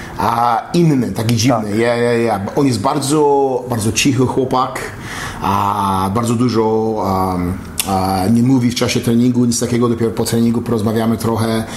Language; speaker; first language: Polish; native; Polish